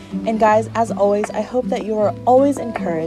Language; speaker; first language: English; native; English